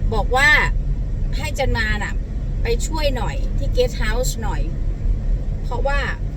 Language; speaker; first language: Thai; native; Thai